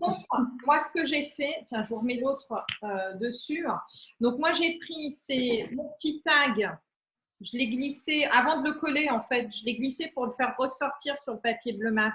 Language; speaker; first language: French; native; French